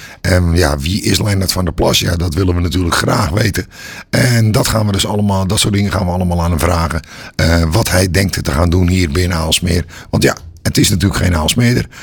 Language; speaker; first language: Dutch; native; Dutch